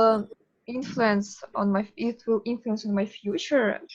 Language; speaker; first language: English; non-native, fluent; Russian